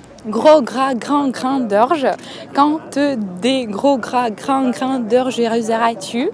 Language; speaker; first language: French; non-native, fluent; Romanian